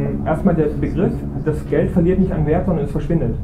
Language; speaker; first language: German; native; German